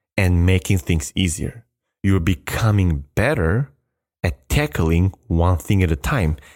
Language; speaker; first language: English; non-native, fluent; Albanian